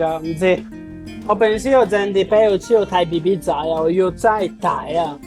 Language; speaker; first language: Cantonese; non-native, learner; Italian